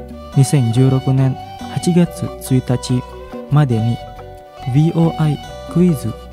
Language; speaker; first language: Japanese; non-native, fluent; Indonesian